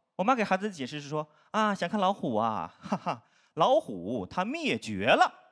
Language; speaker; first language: Chinese; native; Chinese